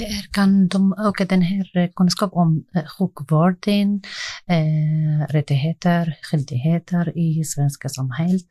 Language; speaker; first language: Swedish; non-native, learner; Arabic